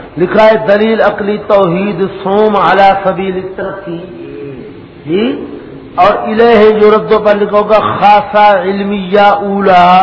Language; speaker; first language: Urdu; non-native, local second language; Punjabi